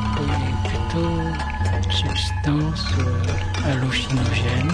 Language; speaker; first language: French; non-native, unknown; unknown